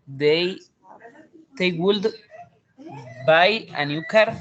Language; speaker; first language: English; non-native, learner; Spanish